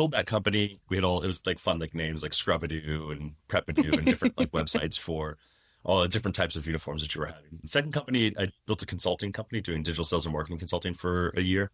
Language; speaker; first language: English; native; English